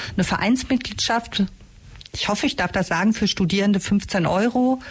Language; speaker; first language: German; native; German